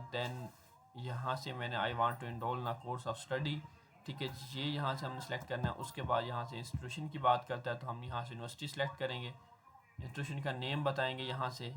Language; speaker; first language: Urdu; non-native, local second language; Punjabi